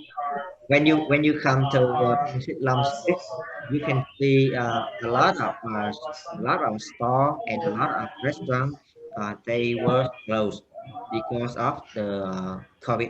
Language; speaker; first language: English; non-native, learner; Vietnamese